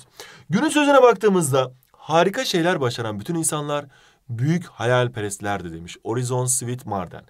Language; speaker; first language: Turkish; native; Turkish